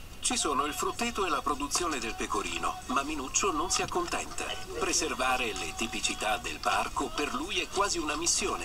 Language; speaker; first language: Italian; native; Italian